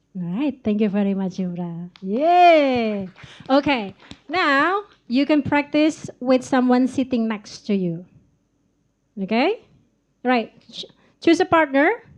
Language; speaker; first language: English; non-native, fluent; Indonesian